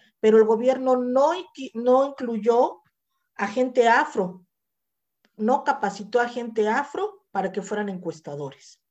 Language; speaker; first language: Spanish; native; Spanish